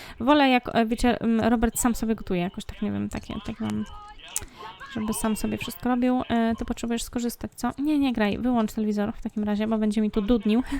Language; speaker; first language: Polish; native; Polish